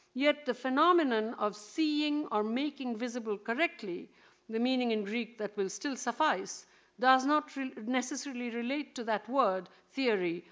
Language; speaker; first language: English; non-native, local second language; Bangla